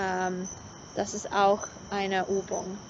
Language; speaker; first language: German; non-native, learner; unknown